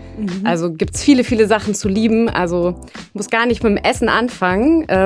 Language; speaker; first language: German; native; German